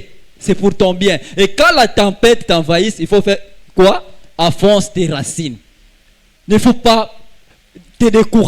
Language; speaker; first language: French; non-native, local second language; Lingala